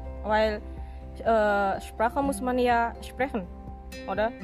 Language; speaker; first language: German; non-native, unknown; Indonesian